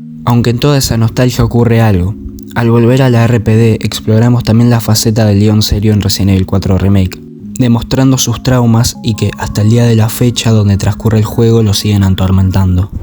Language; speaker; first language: Spanish; native; Spanish